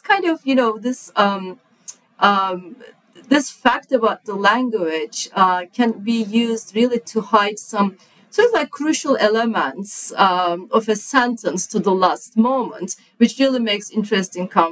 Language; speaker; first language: English; non-native, fluent; Turkish